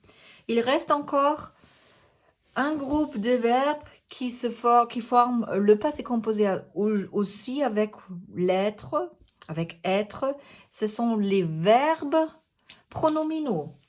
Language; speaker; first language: French; non-native, fluent; German